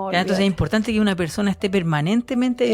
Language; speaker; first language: Spanish; native; Spanish